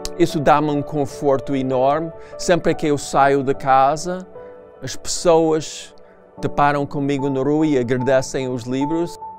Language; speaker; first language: Portuguese; non-native, fluent; English